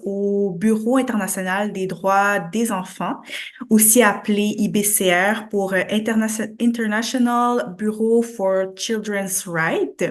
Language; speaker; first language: French; native; French